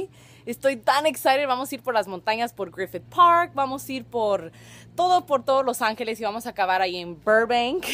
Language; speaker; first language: Spanish; early bilingual, other home language; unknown